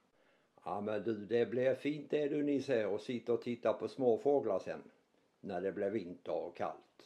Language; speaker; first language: Swedish; native; Swedish